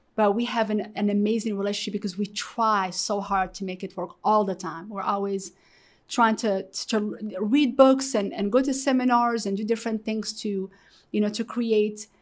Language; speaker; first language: English; early bilingual, other home language; Arabic